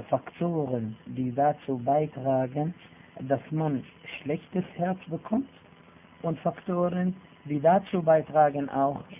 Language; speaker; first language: German; non-native, fluent; Arabic